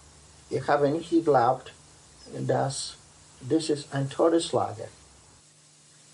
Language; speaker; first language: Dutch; non-native, learner; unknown